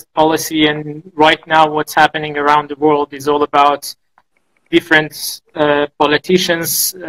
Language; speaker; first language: English; non-native, fluent; Azerbaijani